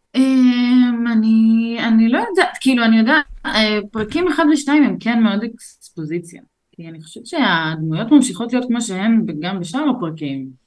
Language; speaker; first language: Hebrew; early bilingual, other home language; Russian